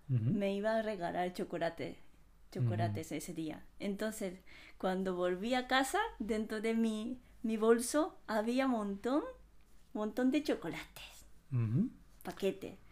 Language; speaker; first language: Spanish; non-native, fluent; Japanese